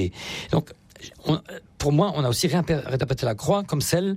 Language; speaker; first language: French; native; French